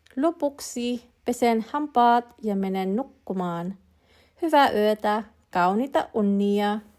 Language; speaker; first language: Finnish; non-native, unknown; Filipino